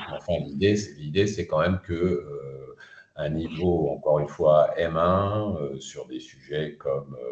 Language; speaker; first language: French; native; French